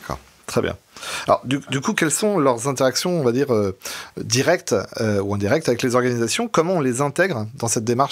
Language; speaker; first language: French; native; French